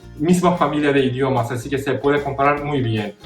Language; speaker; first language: Spanish; non-native, fluent; Turkish